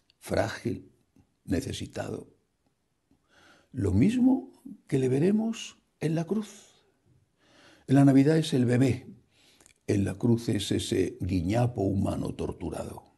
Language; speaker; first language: Spanish; native; Spanish